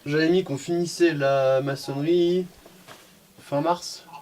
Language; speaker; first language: French; native; French